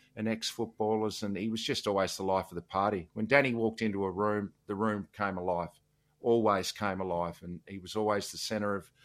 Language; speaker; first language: English; native; English